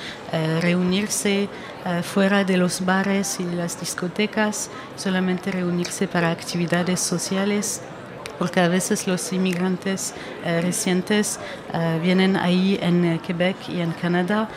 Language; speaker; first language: Spanish; non-native, fluent; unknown